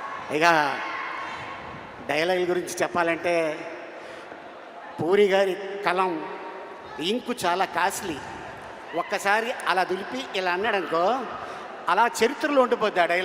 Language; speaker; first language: Telugu; native; Telugu